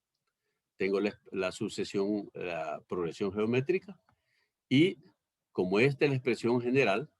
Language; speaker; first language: Spanish; native; Spanish